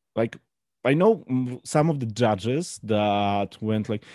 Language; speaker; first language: English; non-native, fluent; Polish